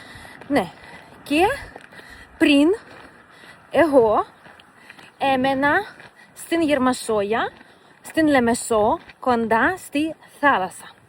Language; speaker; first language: Greek; non-native, fluent; Russian